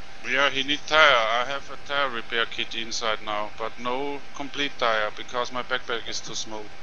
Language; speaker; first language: English; non-native, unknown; German